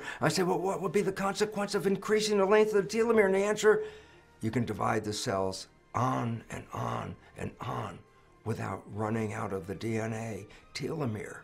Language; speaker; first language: English; native; English